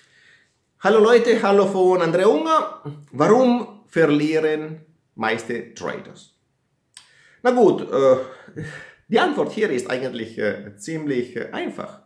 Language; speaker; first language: German; non-native, fluent; Italian